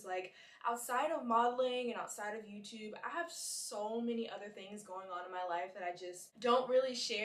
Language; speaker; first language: English; native; English